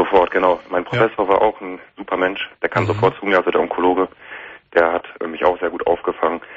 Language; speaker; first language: German; native; German